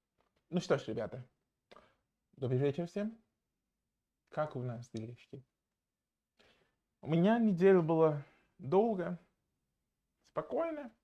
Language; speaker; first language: Russian; non-native, fluent; English